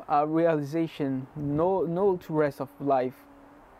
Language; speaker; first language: English; non-native, learner; Portuguese